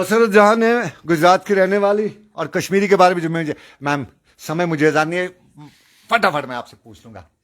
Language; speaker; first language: Urdu; non-native, local second language; Kashmiri